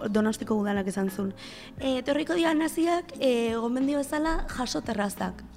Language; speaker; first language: Basque; non-native, local second language; Spanish